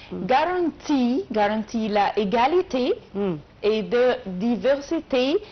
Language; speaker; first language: French; non-native, learner; Arabic